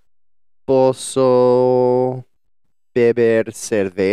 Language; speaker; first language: Portuguese; non-native, learner; English